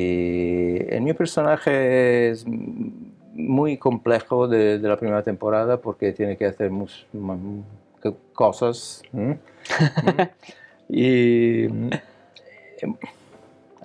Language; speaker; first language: Spanish; non-native, learner; Italian